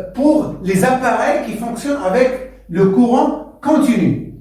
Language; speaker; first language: French; non-native, local second language; Arabic